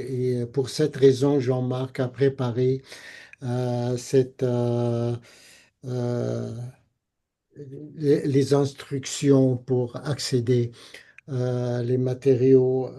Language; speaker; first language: French; non-native, fluent; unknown